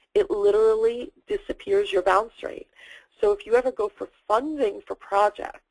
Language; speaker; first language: English; native; English